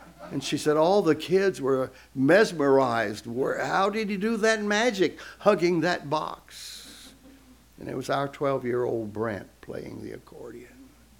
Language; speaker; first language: English; native; English